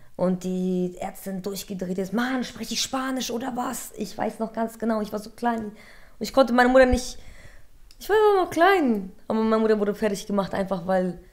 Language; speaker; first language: German; early bilingual, other home language; Polish